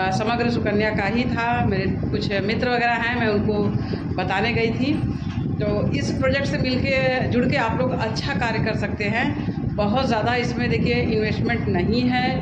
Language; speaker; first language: Hindi; native; Hindi